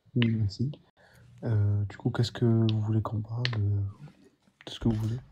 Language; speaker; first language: French; non-native, local second language; Arabic